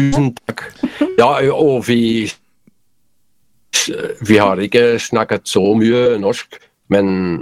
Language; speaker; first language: Norwegian; non-native, learner; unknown